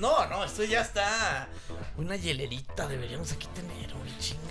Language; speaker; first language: Spanish; native; Spanish